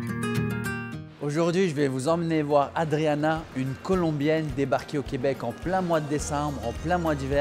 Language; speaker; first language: French; native; French